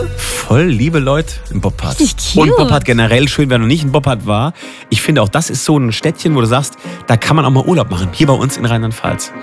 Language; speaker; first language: German; native; German